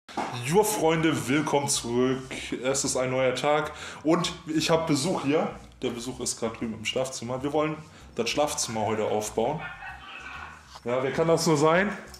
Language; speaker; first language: German; native; German